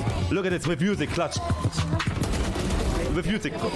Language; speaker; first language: English; non-native, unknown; German